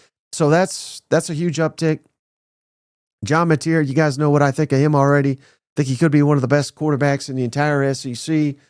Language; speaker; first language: English; native; English